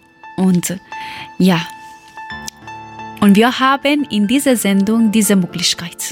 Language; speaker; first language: German; non-native, learner; Persian